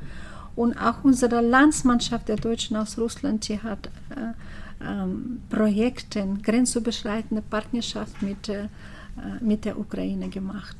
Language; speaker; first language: German; early bilingual, heritage; German